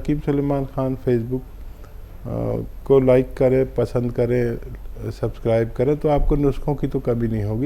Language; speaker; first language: Hindi; native; Hindi